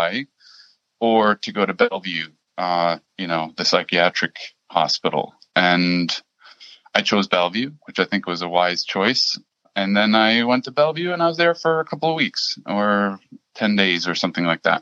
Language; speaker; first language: English; early bilingual, other home language; German